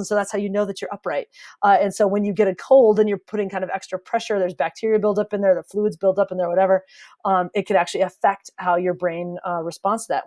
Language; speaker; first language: English; native; English